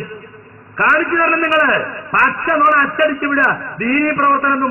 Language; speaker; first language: Malayalam; native; Malayalam